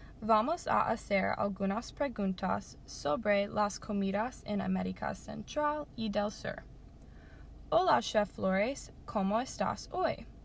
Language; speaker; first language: Spanish; non-native, learner; English